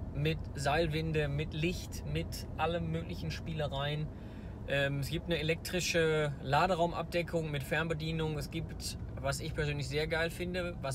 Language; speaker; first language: German; native; German